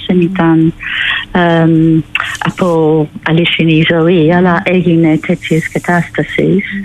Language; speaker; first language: Greek; non-native, learner; English